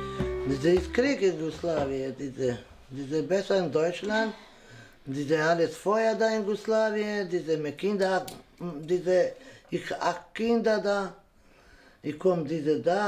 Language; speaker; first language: German; non-native, learner; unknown